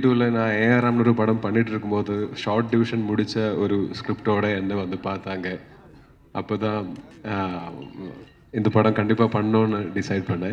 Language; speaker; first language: Tamil; non-native, learner; Malayalam